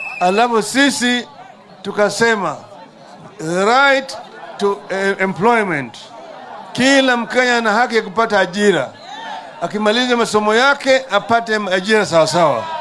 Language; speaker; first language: Swahili; non-native, local second language; Luo (Kenya and Tanzania)